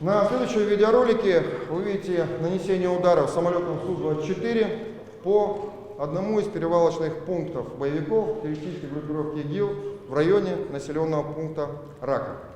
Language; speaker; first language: Russian; native; Russian